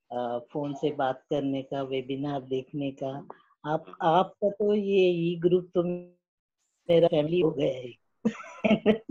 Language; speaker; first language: Hindi; non-native, local second language; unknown